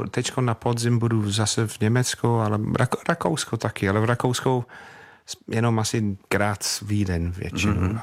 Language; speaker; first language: Czech; non-native, fluent; English